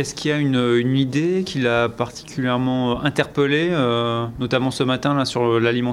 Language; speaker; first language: French; native; French